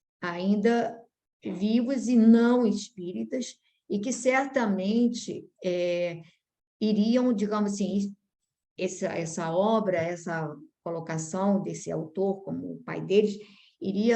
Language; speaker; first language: Portuguese; native; Portuguese